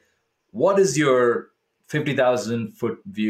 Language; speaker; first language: English; non-native, local second language; Tamil